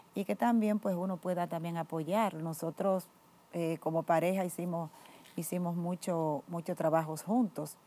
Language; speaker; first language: Spanish; native; Spanish